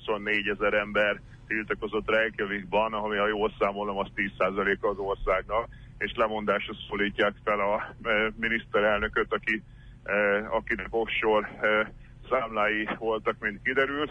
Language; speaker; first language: Hungarian; native; Hungarian